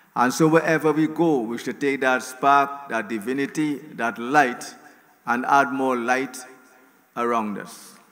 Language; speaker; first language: English; native; English